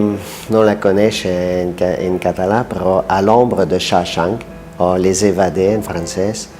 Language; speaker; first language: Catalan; non-native, fluent; French